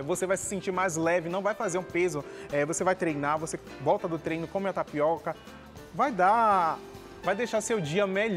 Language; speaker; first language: Portuguese; native; Portuguese